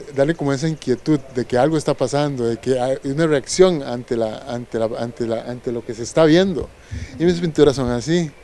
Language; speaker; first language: Spanish; native; Spanish